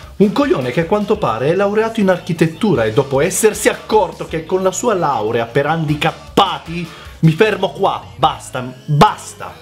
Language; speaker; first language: Italian; early bilingual, other home language; Macedonian